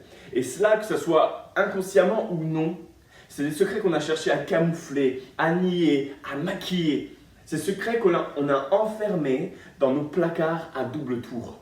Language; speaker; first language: French; native; French